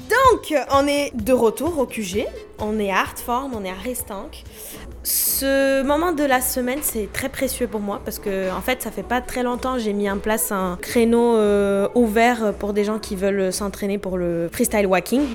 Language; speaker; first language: French; non-native, fluent; Portuguese